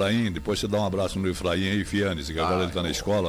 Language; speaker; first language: Portuguese; native; Portuguese